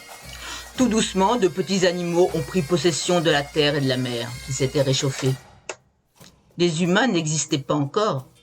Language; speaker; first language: French; native; French